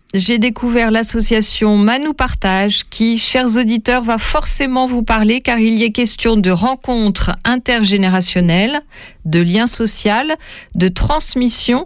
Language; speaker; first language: French; native; French